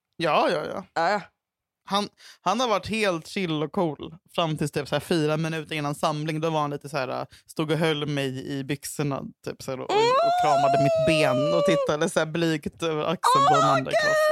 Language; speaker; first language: Swedish; native; Swedish